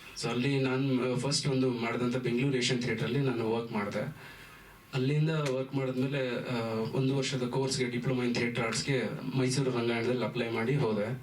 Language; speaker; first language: Kannada; native; Kannada